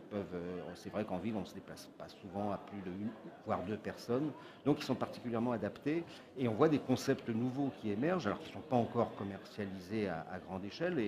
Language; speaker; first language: French; native; French